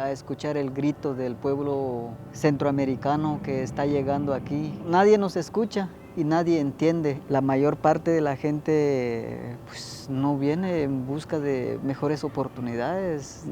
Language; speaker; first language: Spanish; native; Spanish